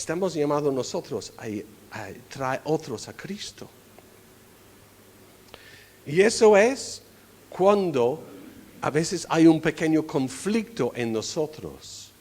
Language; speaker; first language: Spanish; non-native, fluent; English